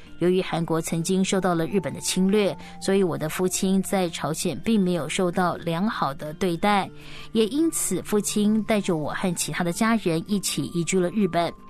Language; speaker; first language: Chinese; native; Chinese